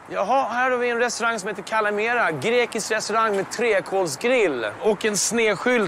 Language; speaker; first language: Swedish; native; Swedish